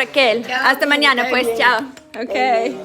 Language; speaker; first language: Spanish; non-native, learner; English